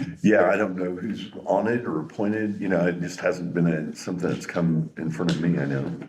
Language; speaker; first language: English; native; English